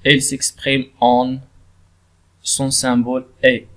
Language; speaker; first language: French; non-native, local second language; Arabic